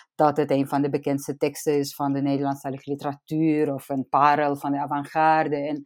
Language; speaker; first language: Dutch; non-native, fluent; Romanian